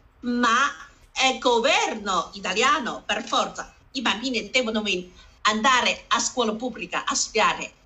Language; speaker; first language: Italian; non-native, learner; Chinese